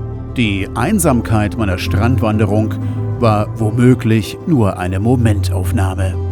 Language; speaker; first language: German; native; German